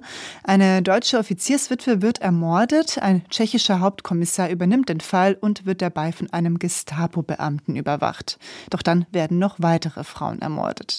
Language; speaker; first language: German; native; German